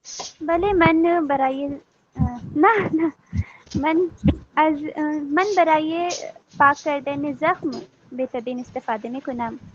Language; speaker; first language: Persian; non-native, learner; Urdu